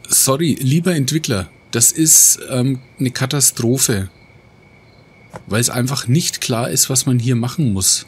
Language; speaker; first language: German; native; German